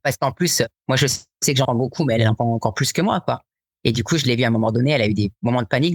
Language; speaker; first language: French; native; French